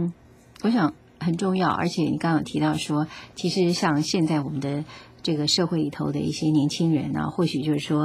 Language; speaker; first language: Chinese; native; Chinese